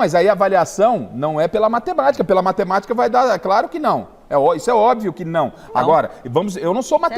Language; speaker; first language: Portuguese; native; Portuguese